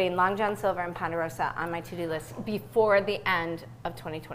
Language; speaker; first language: English; native; English